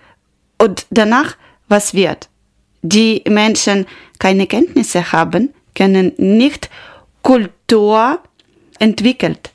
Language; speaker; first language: German; non-native, learner; Ukrainian